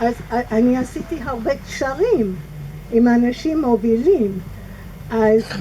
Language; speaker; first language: Hebrew; non-native, fluent; English